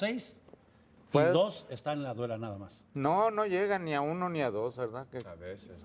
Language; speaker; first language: Spanish; native; Spanish